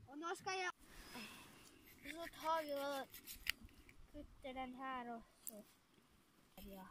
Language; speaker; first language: Norwegian; non-native, local second language; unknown